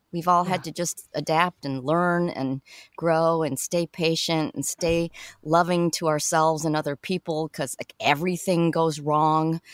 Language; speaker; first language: English; native; English